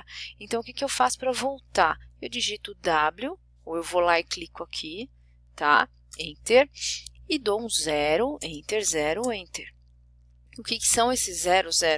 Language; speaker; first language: Portuguese; native; Portuguese